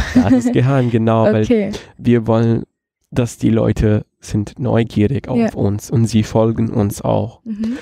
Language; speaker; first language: German; non-native, fluent; Italian